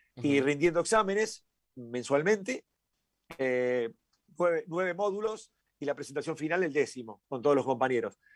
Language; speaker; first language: Spanish; native; Spanish